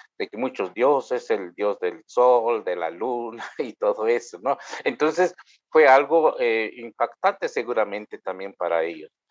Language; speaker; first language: Spanish; non-native, local second language; Kʼicheʼ